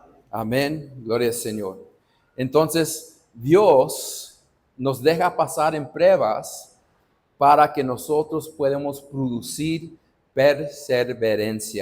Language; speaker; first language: Spanish; non-native, fluent; English